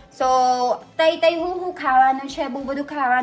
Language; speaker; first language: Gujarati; non-native, learner; Filipino